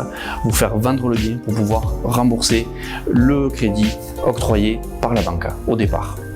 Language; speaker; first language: French; native; French